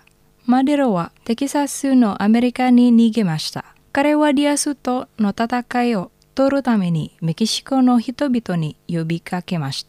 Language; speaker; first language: Japanese; non-native, learner; Indonesian